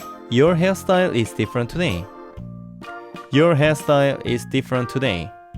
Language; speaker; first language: English; non-native, fluent; Korean